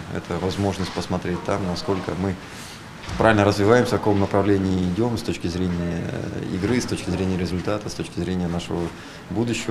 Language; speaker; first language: Russian; native; Russian